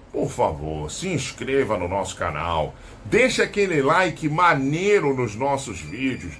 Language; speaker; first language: Portuguese; native; Portuguese